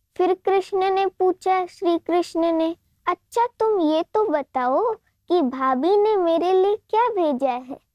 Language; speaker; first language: Hindi; non-native, local second language; Gujarati